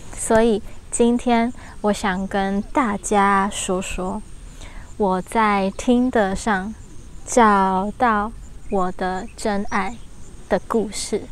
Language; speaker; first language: Chinese; non-native, learner; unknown